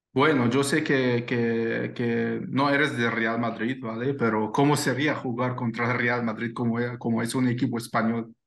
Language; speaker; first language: Spanish; non-native, fluent; Arabic